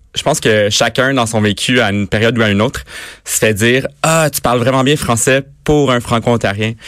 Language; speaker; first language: French; native; French